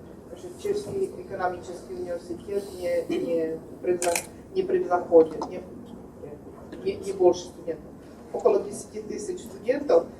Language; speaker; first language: Russian; non-native, fluent; Czech